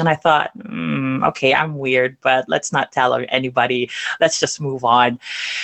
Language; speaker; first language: English; non-native, local second language; German